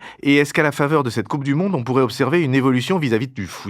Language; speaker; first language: French; native; French